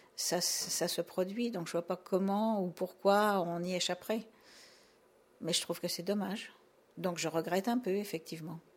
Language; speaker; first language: French; native; French